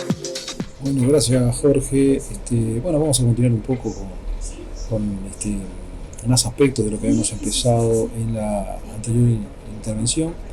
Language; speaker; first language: Spanish; native; Spanish